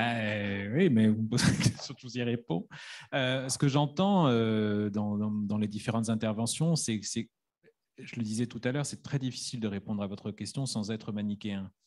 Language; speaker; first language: French; native; French